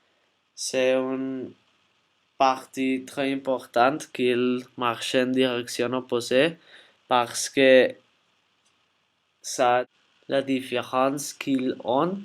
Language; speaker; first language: French; non-native, learner; Spanish